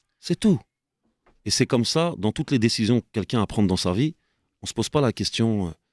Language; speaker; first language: French; native; French